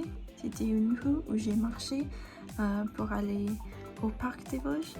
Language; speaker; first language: French; non-native, learner; English